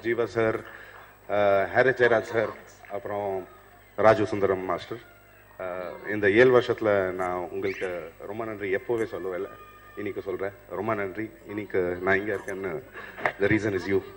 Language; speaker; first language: Tamil; non-native, fluent; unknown